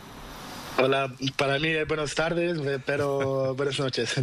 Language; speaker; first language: Spanish; non-native, learner; Portuguese